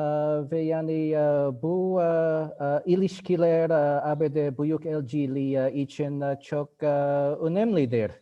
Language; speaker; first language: Turkish; non-native, learner; English